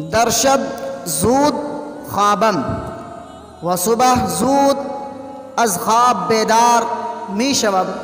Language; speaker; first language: Persian; non-native, learner; Urdu